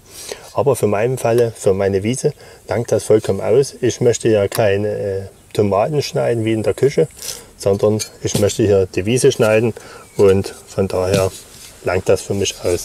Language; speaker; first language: German; native; German